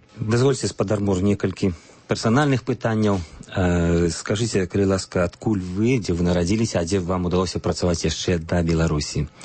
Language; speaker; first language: Belarusian; native; Belarusian